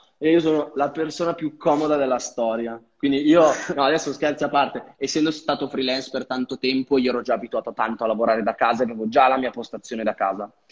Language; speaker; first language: Italian; native; Italian